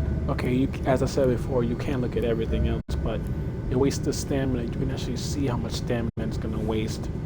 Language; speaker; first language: English; native; English